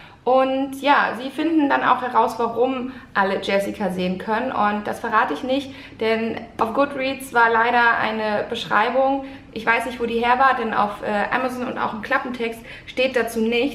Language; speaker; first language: German; native; German